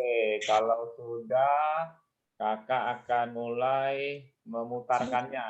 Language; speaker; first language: Indonesian; native; Indonesian